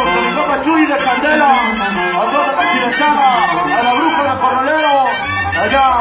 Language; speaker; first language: Spanish; native; Spanish